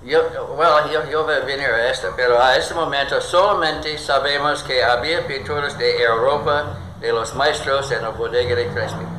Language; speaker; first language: Spanish; non-native, learner; English